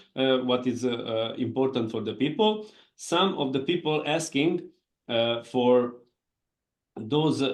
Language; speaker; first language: English; non-native, fluent; Hungarian